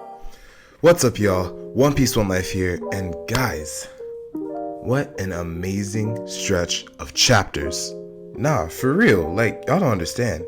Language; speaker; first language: English; native; English